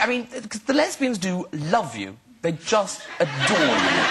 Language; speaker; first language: English; native; English